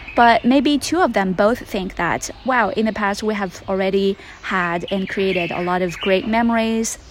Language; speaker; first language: English; non-native, fluent; Chinese